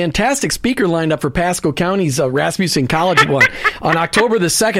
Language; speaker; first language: English; native; English